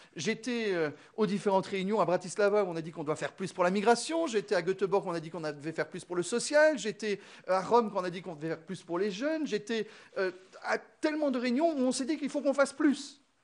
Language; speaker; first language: French; non-native, local second language; Luxembourgish